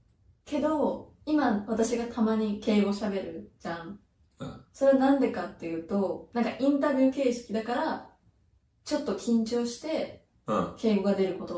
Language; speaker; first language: Japanese; native; Japanese